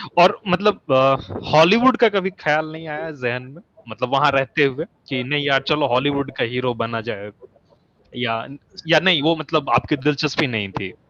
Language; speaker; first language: Hindi; native; Hindi